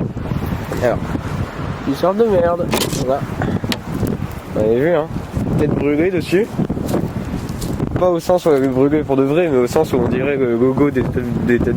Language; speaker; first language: French; native; French